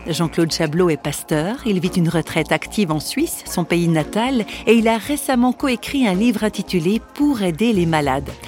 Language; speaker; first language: French; native; French